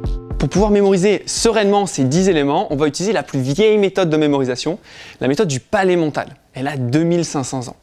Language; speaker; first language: French; native; French